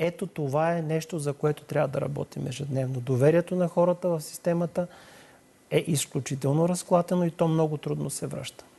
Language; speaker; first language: Bulgarian; native; Bulgarian